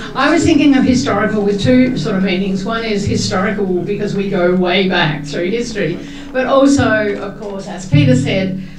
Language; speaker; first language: English; native; English